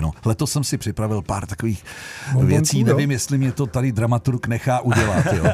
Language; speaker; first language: Czech; native; Czech